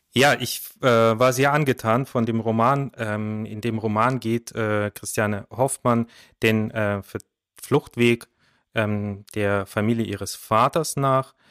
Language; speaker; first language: German; early bilingual, other home language; Russian